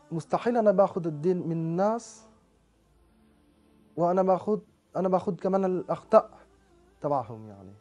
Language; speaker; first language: Arabic; non-native, learner; French